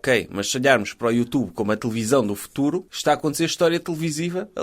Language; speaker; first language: Portuguese; native; Portuguese